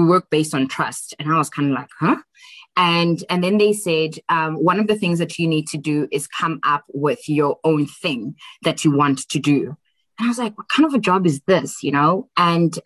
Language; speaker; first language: English; non-native, local second language; Xhosa